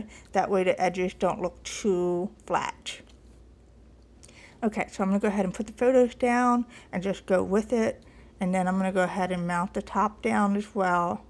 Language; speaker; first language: English; native; English